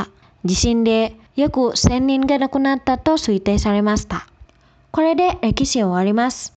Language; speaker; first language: Japanese; non-native, fluent; Indonesian